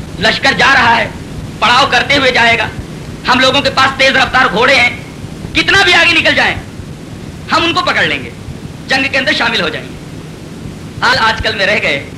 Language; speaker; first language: Urdu; native; Urdu